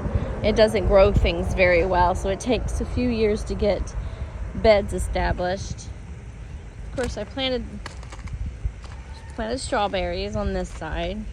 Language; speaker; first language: English; native; English